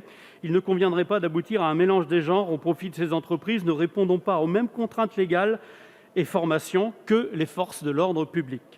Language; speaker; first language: French; native; French